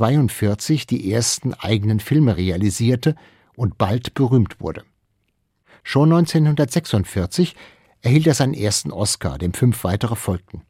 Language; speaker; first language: German; native; German